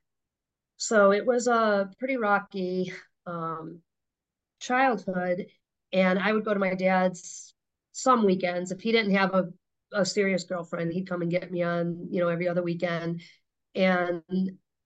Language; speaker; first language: English; native; English